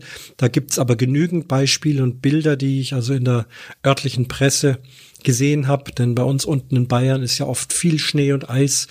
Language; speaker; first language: German; native; German